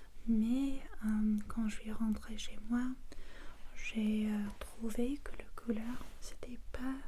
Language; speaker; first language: French; non-native, learner; English